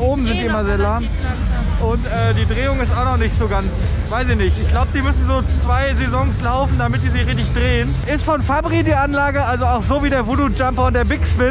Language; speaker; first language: German; native; German